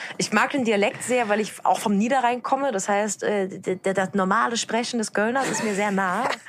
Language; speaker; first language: German; native; German